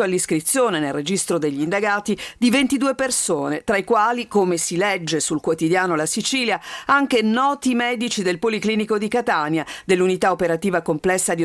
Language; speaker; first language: Italian; native; Italian